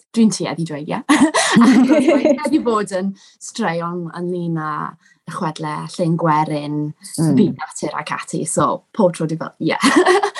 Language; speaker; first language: Welsh; non-native, local second language; English